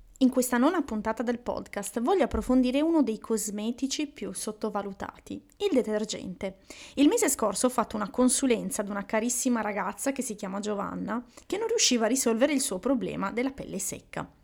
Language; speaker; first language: Italian; native; Italian